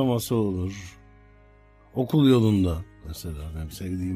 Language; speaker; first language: Turkish; native; Turkish